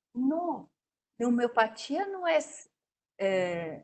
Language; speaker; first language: Spanish; non-native, learner; Portuguese